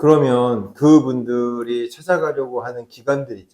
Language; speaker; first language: Korean; native; Korean